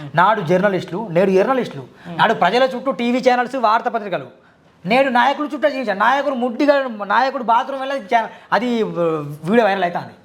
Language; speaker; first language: Telugu; non-native, local second language; Marathi